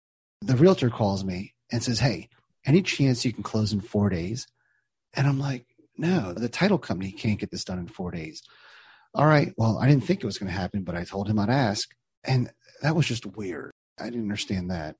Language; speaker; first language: English; native; English